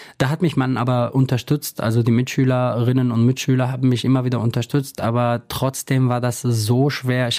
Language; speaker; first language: German; non-native, fluent; Kurdish